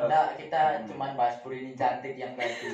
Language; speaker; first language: Indonesian; native; Indonesian